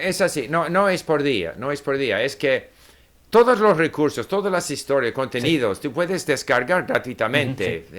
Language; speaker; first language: Spanish; non-native, fluent; English